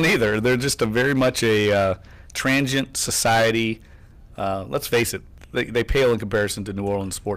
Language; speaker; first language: English; native; English